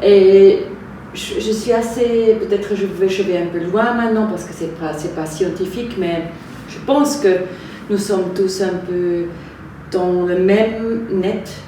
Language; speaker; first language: French; non-native, fluent; German